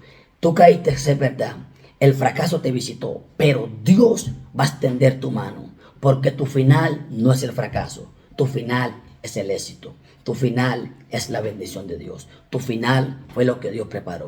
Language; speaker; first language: Spanish; native; Spanish